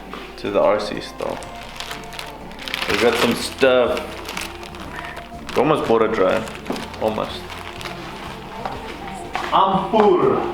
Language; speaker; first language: English; native; English